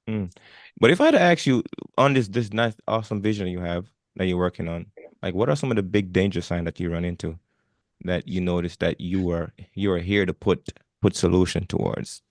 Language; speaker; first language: English; non-native, fluent; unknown